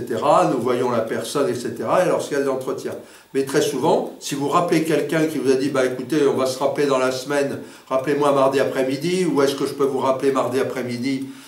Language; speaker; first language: French; native; French